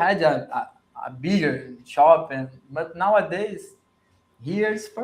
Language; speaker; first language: English; non-native, learner; Portuguese